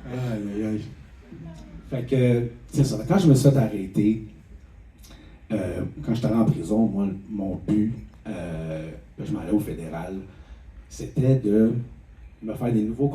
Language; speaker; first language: French; native; French